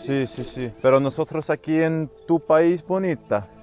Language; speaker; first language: Spanish; non-native, learner; English